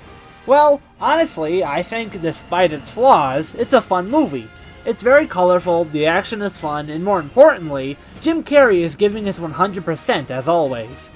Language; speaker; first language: English; native; English